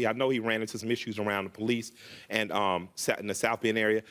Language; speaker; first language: English; native; English